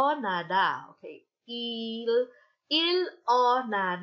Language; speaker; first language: Korean; non-native, fluent; Filipino